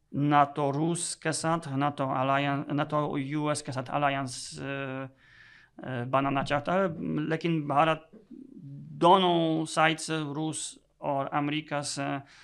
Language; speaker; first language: Hindi; non-native, fluent; Polish